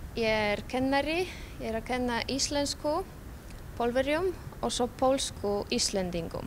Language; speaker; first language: Icelandic; non-native, fluent; Polish